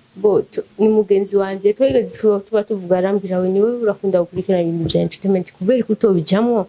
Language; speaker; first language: Rundi; non-native, local second language; Swahili